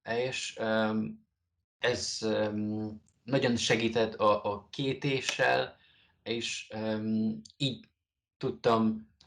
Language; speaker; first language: Hungarian; non-native, learner; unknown